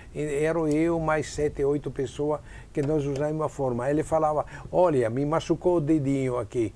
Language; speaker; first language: Portuguese; non-native, fluent; Italian